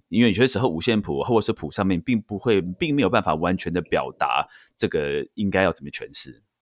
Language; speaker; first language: Chinese; native; Chinese